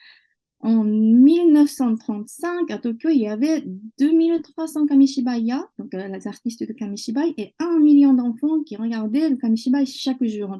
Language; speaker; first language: French; non-native, fluent; Japanese